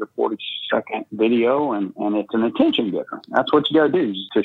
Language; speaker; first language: English; native; English